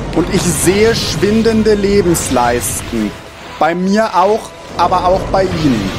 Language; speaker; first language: German; native; German